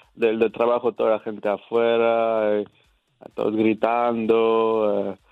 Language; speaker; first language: Spanish; non-native, fluent; French